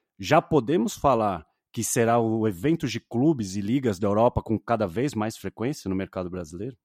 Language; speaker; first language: Portuguese; native; Portuguese